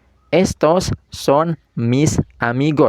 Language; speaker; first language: Spanish; non-native, fluent; Indonesian